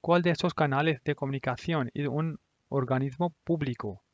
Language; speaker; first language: Spanish; non-native, learner; Hindi